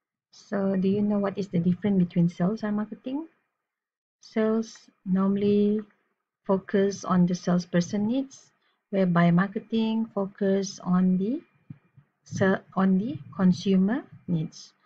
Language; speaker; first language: English; non-native, local second language; Malay